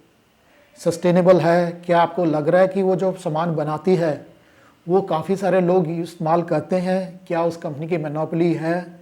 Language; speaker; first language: Hindi; native; Hindi